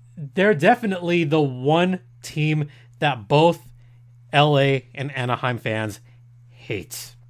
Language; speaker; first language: English; early bilingual, other home language; Spanish